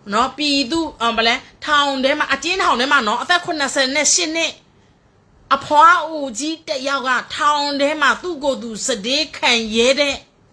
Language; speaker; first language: Burmese; non-native, local second language; S'gaw Karen